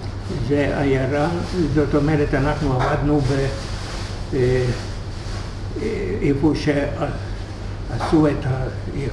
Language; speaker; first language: Hebrew; non-native, fluent; Hungarian